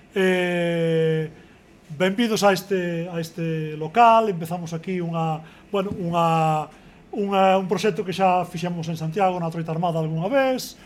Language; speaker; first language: Galician; native; Galician